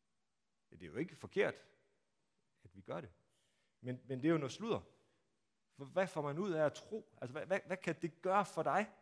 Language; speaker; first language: Danish; native; Danish